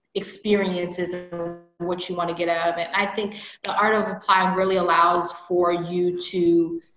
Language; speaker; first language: English; native; English